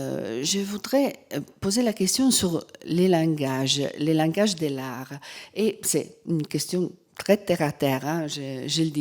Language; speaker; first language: French; non-native, fluent; Italian